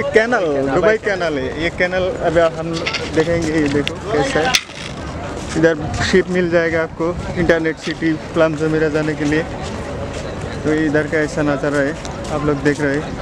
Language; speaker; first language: Hindi; non-native, local second language; Assamese